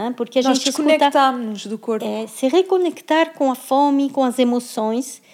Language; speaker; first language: Portuguese; non-native, fluent; French